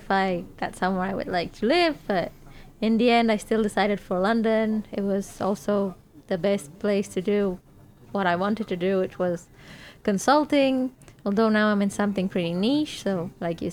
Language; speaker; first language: English; non-native, fluent; Romanian